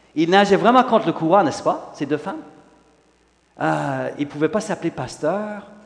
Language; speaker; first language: French; non-native, fluent; English